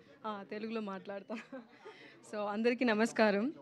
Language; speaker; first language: Telugu; non-native, learner; Tamil